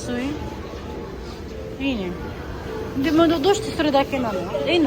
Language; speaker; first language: Japanese; non-native, learner; Filipino